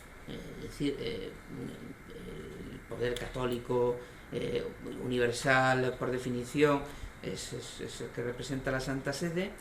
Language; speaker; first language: Spanish; native; Spanish